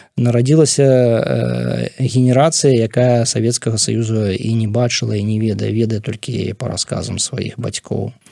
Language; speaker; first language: Belarusian; non-native, local second language; Russian